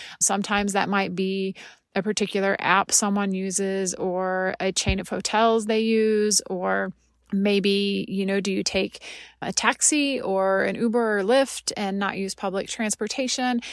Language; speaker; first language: English; native; English